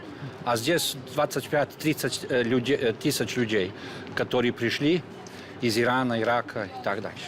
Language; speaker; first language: Russian; non-native, learner; Serbian